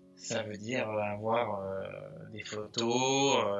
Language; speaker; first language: French; native; French